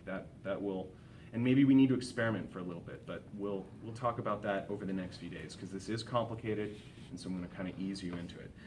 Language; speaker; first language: English; native; English